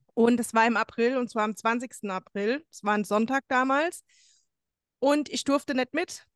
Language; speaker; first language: German; native; German